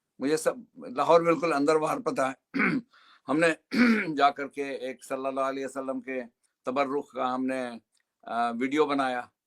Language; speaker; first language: Hindi; native; Hindi